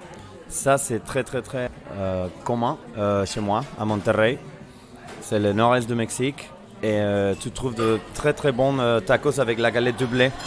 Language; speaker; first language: French; non-native, fluent; Spanish